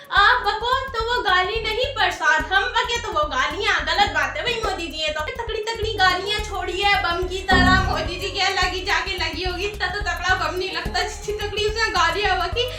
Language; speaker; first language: Hindi; native; Hindi